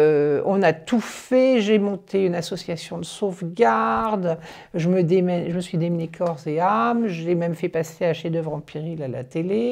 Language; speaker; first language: French; native; French